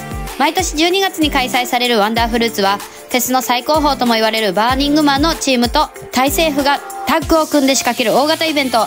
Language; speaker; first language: Japanese; native; Japanese